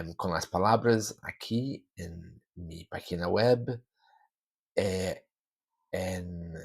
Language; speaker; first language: Spanish; non-native, learner; English